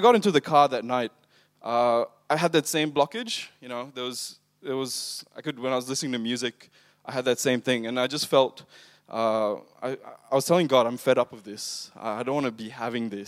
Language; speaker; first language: English; non-native, local second language; Tamil